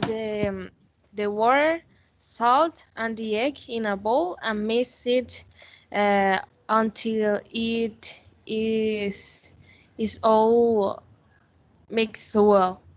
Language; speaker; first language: English; non-native, learner; Spanish